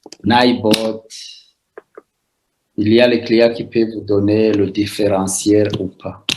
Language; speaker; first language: French; non-native, local second language; Rundi